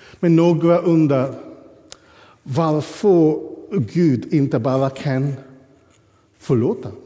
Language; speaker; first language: Swedish; non-native, fluent; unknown